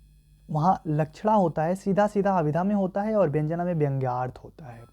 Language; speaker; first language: Hindi; native; Hindi